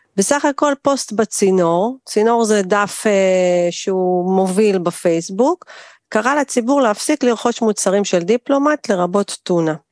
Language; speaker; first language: Hebrew; native; Hebrew